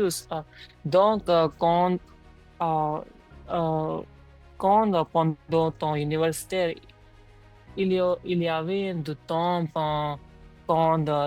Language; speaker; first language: French; non-native, learner; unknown